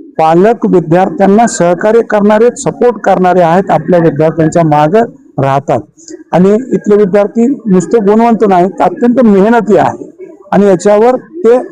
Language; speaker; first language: Marathi; native; Marathi